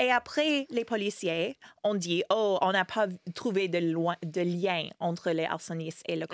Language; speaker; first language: French; non-native, fluent; English